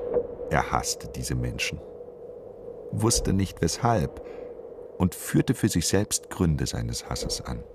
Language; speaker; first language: German; native; German